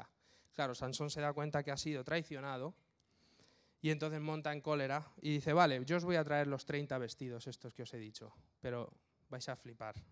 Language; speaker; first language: Spanish; native; Spanish